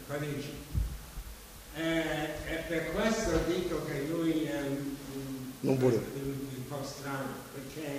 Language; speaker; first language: Italian; non-native, fluent; English